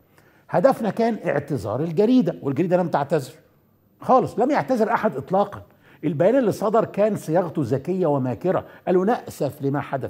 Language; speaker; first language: Arabic; native; Arabic